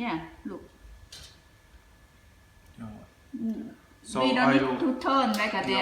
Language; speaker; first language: English; non-native, learner; Thai